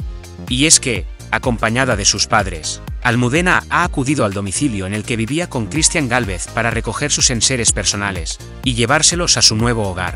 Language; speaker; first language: Spanish; native; Spanish